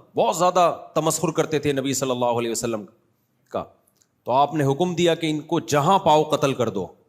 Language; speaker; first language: Urdu; native; Urdu